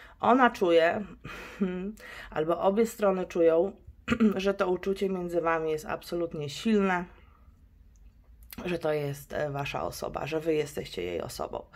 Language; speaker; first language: Polish; native; Polish